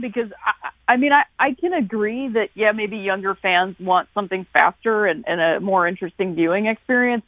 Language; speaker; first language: English; native; English